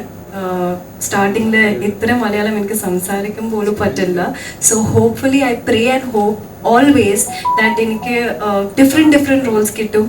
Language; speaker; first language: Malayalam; non-native, learner; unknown